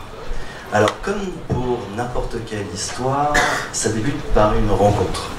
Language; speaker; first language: French; native; French